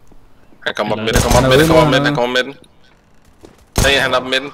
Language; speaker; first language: Danish; native; Danish